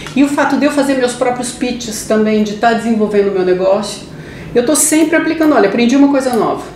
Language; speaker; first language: Portuguese; native; Portuguese